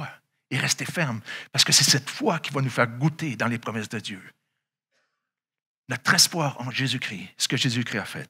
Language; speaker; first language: French; native; French